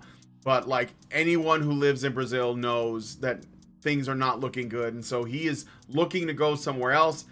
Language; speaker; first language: English; native; English